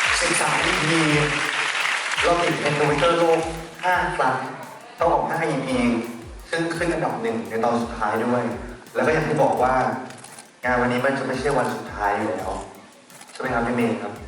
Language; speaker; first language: Thai; native; Thai